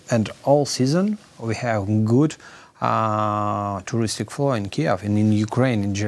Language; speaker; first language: English; non-native, learner; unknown